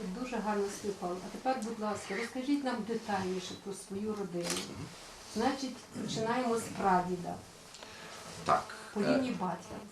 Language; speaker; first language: Ukrainian; native; Ukrainian